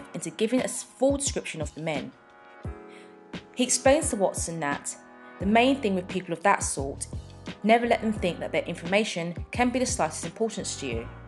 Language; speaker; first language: English; native; English